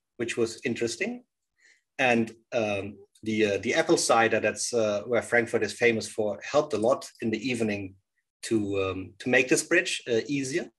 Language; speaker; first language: English; non-native, fluent; German